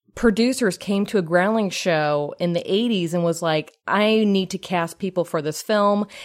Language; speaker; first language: English; native; English